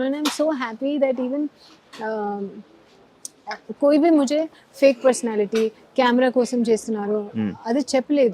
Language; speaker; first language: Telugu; non-native, learner; Hindi